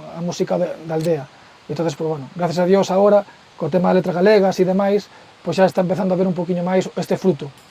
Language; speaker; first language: Galician; early bilingual, heritage; Spanish